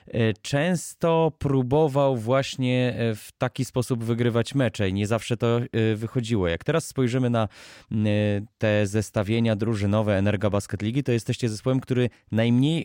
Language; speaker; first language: Polish; native; Polish